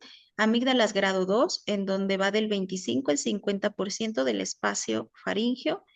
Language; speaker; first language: Spanish; native; Spanish